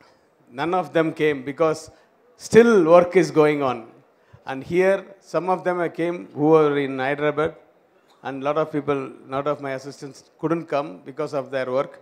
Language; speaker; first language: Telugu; non-native, fluent; Tamil